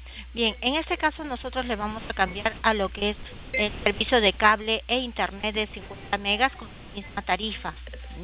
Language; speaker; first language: Spanish; native; Spanish